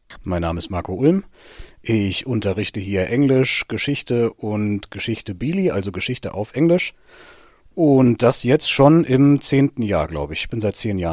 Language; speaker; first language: German; native; German